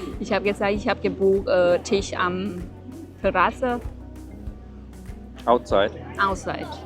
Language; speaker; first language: German; non-native, learner; Thai